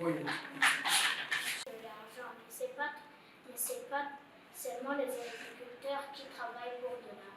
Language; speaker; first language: French; non-native, learner; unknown